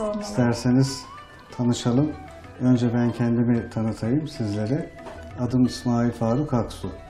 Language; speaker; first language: Turkish; native; Turkish